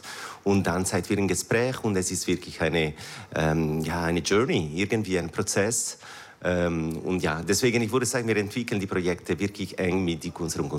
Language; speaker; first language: German; non-native, fluent; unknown